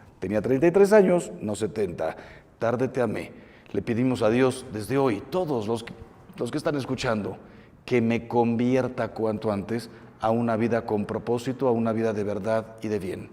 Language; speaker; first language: Spanish; native; Spanish